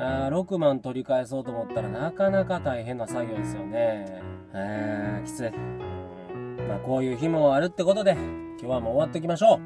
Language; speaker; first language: Japanese; native; Japanese